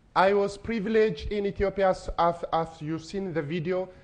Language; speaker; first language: English; non-native, fluent; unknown